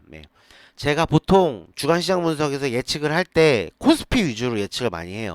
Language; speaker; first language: Korean; native; Korean